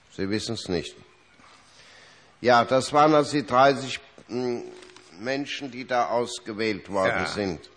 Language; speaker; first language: German; native; German